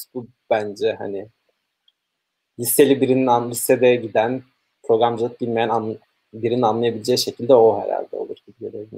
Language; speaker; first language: Turkish; native; Turkish